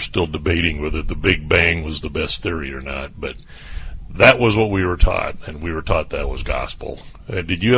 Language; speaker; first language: English; native; English